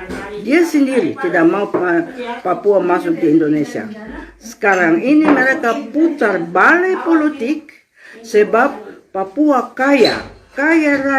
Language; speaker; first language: Indonesian; non-native, local second language; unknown